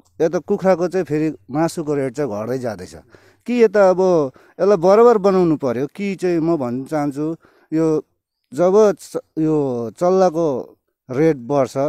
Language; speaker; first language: Nepali; native; Nepali